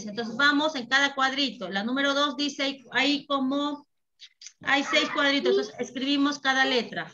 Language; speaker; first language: Spanish; native; Spanish